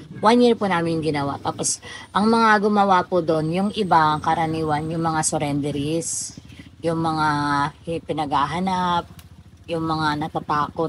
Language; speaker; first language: Filipino; native; Filipino